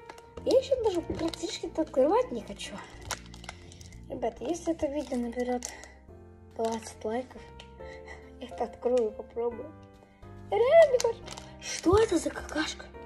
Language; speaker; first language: Russian; early bilingual, heritage; Russian